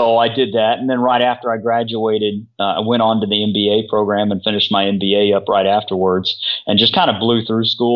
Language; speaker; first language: English; native; English